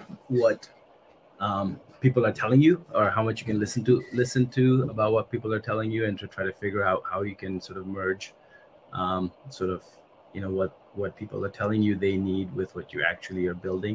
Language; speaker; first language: English; non-native, local second language; Nepali